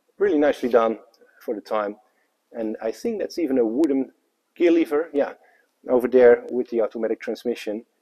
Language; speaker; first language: English; non-native, fluent; Dutch